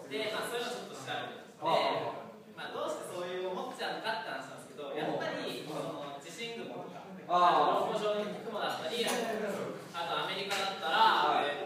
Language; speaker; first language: Japanese; native; Japanese